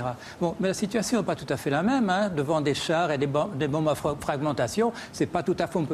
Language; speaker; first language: French; native; French